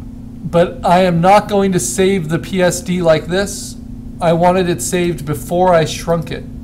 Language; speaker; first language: English; native; English